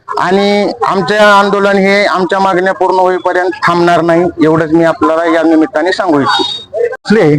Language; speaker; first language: Marathi; native; Marathi